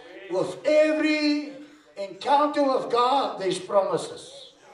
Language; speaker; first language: English; non-native, local second language; Afrikaans